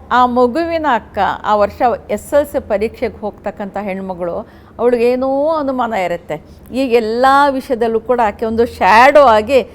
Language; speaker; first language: Kannada; non-native, local second language; Urdu